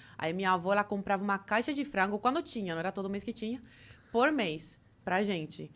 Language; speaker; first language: Portuguese; early bilingual, other home language; Spanish